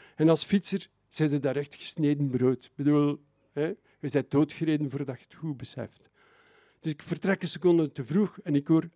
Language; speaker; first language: Dutch; native; Dutch